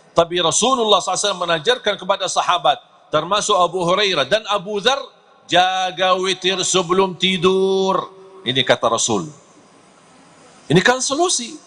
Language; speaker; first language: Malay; non-native, fluent; Arabic